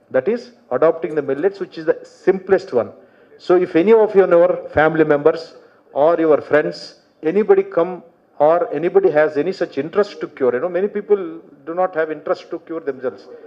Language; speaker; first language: English; non-native, local second language; Telugu